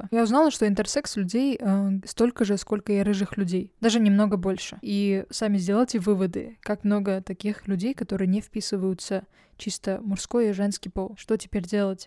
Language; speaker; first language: Russian; native; Russian